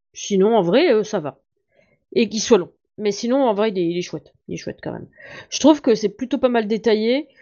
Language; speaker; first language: French; native; French